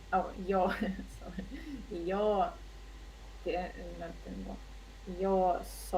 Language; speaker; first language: Spanish; non-native, learner; Russian